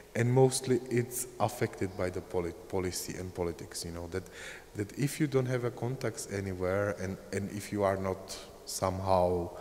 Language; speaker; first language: English; non-native, fluent; Czech